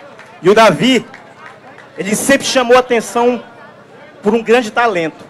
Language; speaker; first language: Portuguese; native; Portuguese